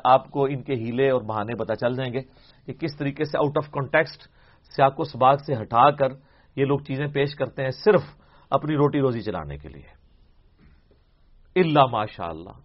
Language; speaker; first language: Urdu; non-native, local second language; Punjabi